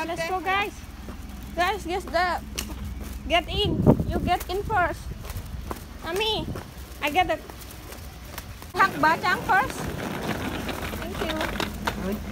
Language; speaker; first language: English; non-native, learner; Indonesian